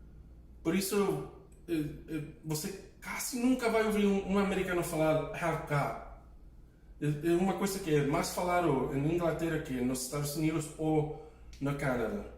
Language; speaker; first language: Portuguese; non-native, fluent; English